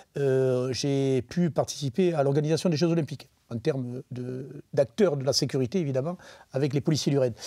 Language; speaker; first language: French; native; French